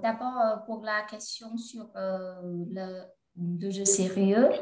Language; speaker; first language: French; non-native, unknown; Vietnamese